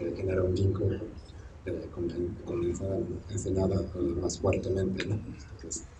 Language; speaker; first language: Spanish; non-native, fluent; Japanese